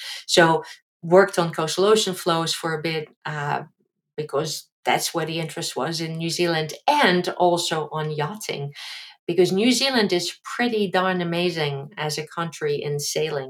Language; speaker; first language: English; non-native, fluent; Dutch